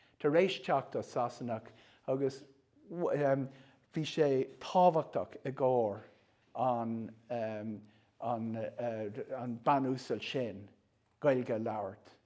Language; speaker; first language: Irish; non-native, local second language; English